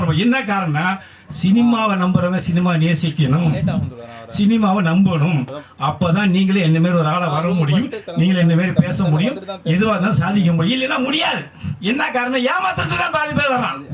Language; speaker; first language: Tamil; native; Tamil